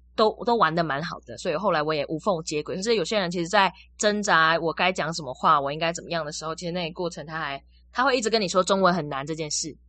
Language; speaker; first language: Chinese; native; Chinese